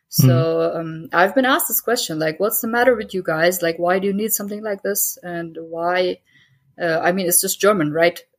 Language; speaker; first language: English; early bilingual, heritage; German